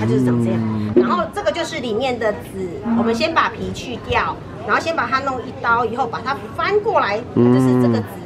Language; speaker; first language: Chinese; native; Chinese